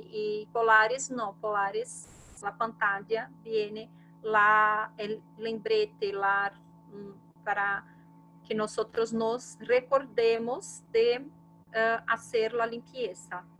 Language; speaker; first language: Spanish; non-native, fluent; Portuguese